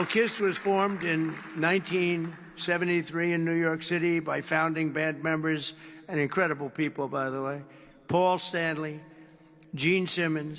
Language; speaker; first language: English; native; English